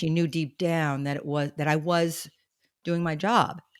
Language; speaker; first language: English; native; English